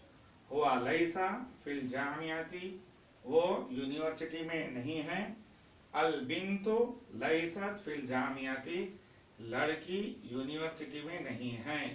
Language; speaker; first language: Hindi; non-native, fluent; Urdu